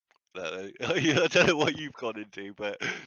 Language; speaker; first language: English; native; English